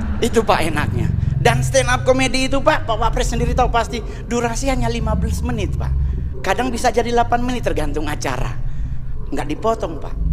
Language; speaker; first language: Indonesian; native; Indonesian